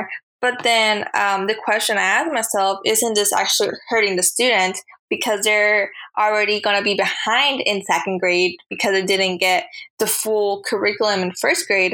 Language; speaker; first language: English; early bilingual, other home language; Spanish